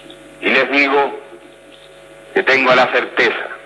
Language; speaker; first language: Spanish; native; Spanish